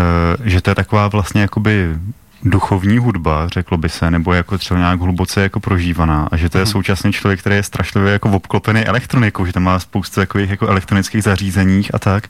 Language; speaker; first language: Czech; native; Czech